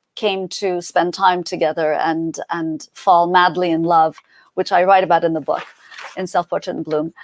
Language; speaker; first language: English; early bilingual, other home language; Persian